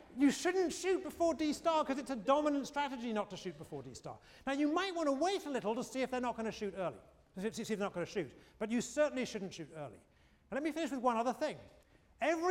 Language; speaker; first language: English; native; English